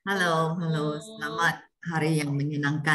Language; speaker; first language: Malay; non-native, local second language; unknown